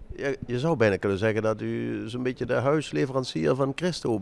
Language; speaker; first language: Dutch; native; Dutch